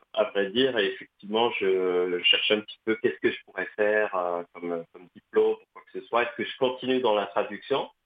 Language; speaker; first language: French; non-native, local second language; Kabyle